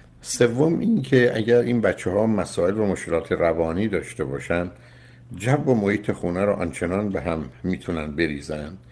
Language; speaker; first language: Persian; native; Persian